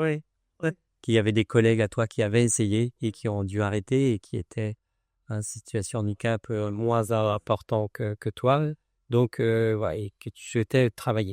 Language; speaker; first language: French; native; French